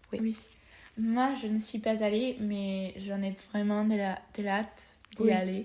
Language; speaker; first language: French; non-native, learner; Spanish